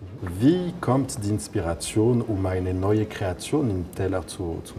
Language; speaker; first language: German; non-native, fluent; French